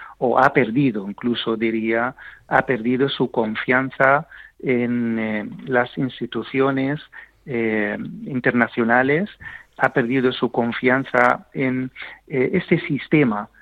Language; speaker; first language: Spanish; non-native, fluent; Arabic